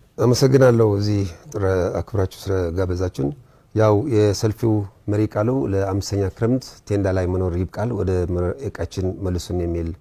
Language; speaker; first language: Amharic; non-native, local second language; Tigrinya